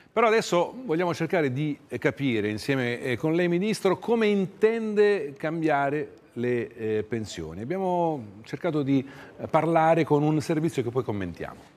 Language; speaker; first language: Italian; native; Italian